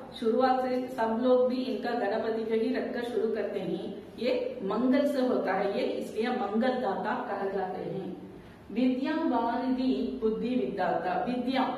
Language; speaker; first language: Hindi; non-native, local second language; Tamil